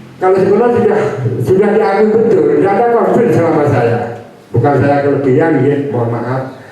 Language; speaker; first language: Indonesian; non-native, local second language; Javanese